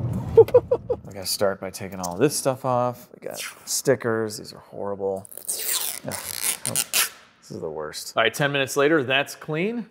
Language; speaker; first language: English; native; English